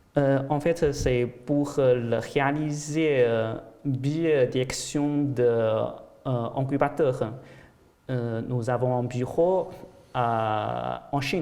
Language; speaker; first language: French; non-native, fluent; Chinese